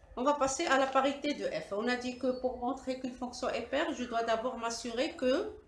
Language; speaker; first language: French; non-native, local second language; Arabic